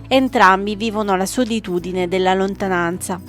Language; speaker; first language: Italian; native; Italian